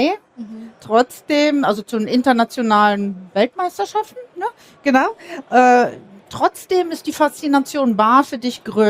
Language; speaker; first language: German; native; German